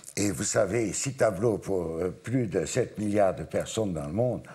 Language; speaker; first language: French; non-native, fluent; Hungarian